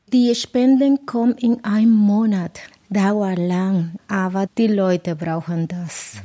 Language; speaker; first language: German; non-native, fluent; Spanish